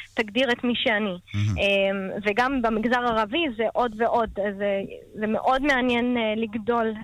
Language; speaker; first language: Hebrew; native; Hebrew